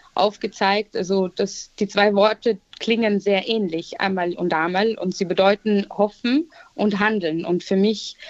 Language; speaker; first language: German; native; German